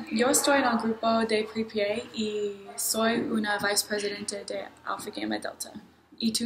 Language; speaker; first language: Spanish; non-native, learner; English